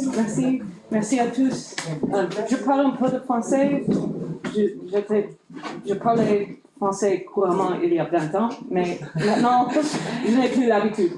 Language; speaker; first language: French; non-native, fluent; English